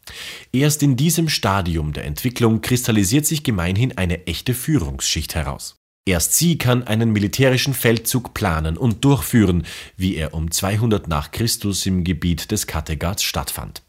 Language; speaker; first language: German; native; German